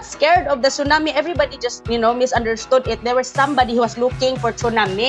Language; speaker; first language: English; non-native, local second language; Cebuano